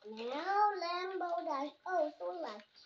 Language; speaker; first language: English; non-native, learner; Indonesian